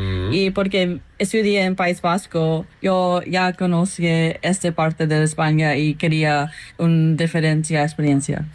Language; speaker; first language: Spanish; non-native, fluent; English